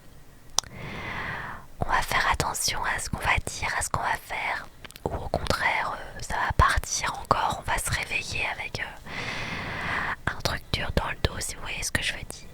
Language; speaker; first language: French; native; French